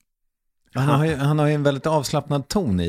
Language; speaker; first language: Swedish; native; Swedish